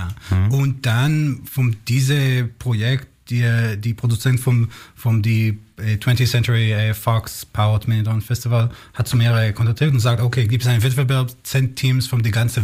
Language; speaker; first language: German; non-native, learner; Hebrew